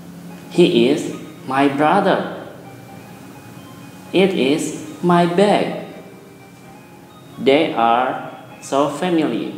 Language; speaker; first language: English; non-native, local second language; Indonesian